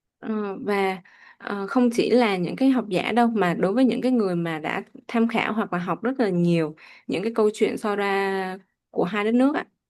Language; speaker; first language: Vietnamese; native; Vietnamese